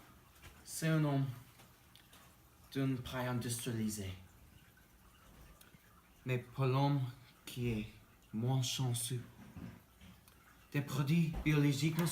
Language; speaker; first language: French; non-native, learner; English